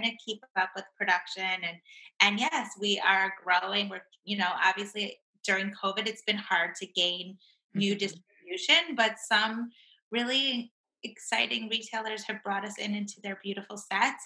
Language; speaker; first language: English; native; English